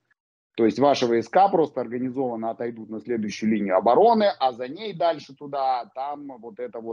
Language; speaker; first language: Russian; native; Russian